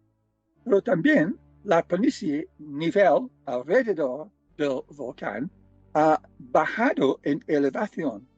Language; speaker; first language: Spanish; non-native, fluent; English